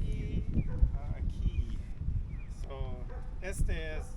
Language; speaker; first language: Spanish; non-native, learner; English